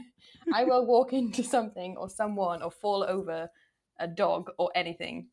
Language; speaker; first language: English; native; English